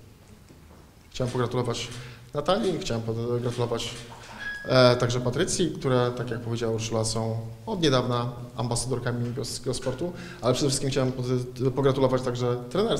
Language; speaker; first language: Polish; native; Polish